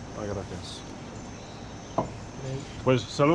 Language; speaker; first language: Spanish; non-native, learner; English